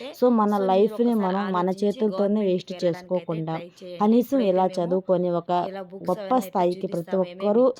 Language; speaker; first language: Telugu; native; Telugu